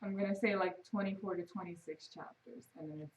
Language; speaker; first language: English; native; English